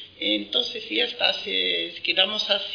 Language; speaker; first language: Spanish; non-native, learner; Arabic